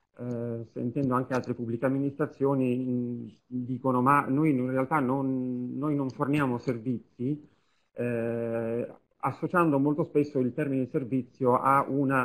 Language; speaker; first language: Italian; native; Italian